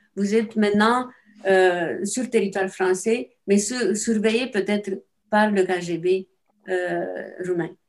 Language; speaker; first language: French; non-native, fluent; Romanian